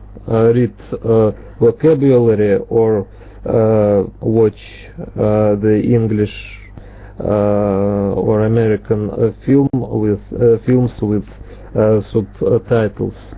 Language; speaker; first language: English; non-native, learner; Russian